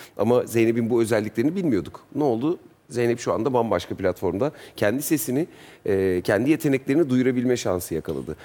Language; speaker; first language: Turkish; native; Turkish